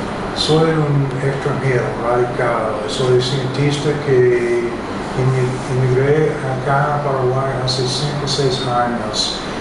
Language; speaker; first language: Spanish; non-native, fluent; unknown